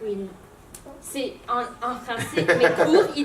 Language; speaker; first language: French; non-native, learner; English